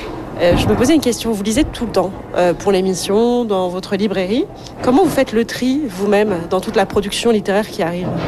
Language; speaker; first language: French; native; French